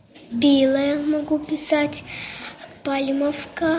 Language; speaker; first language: Ukrainian; non-native, local second language; Russian